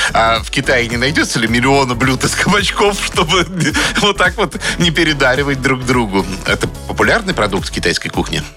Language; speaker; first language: Russian; native; Russian